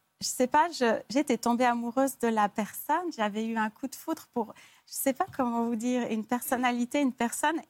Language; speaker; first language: French; native; French